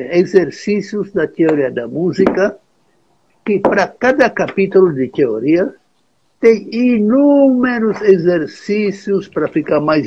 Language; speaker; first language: Portuguese; non-native, fluent; Czech